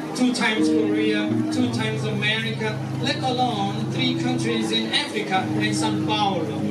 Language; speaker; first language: English; non-native, fluent; Korean